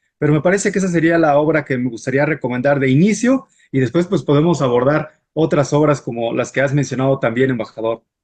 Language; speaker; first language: Spanish; native; Spanish